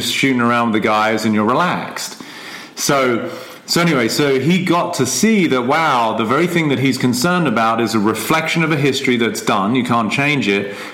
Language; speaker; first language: English; native; English